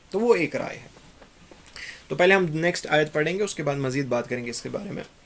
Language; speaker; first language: Urdu; non-native, local second language; Kashmiri